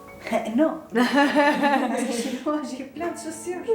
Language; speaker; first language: French; non-native, fluent; Albanian